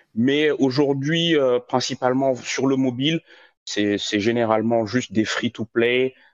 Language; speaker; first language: French; non-native, local second language; Wolof